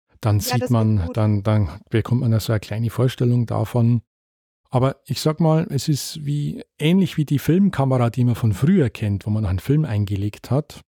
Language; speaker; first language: German; native; German